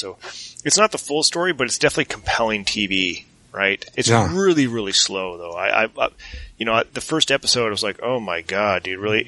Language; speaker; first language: English; native; English